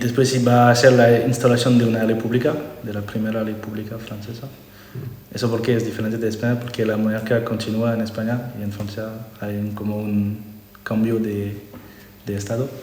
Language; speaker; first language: Spanish; non-native, learner; French